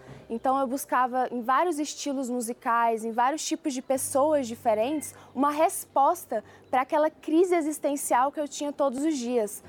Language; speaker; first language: Portuguese; early bilingual, other home language; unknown